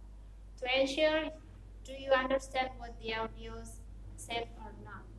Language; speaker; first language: English; non-native, fluent; Indonesian